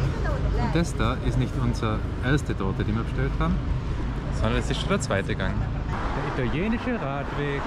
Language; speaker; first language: German; native; German